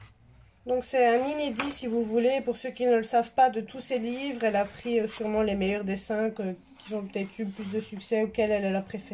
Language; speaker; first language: French; native; French